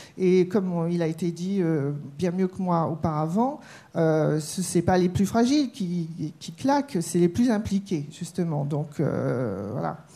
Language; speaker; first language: French; native; French